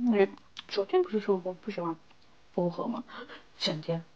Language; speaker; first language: Chinese; non-native, fluent; Korean